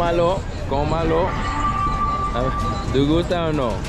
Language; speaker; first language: Spanish; non-native, learner; English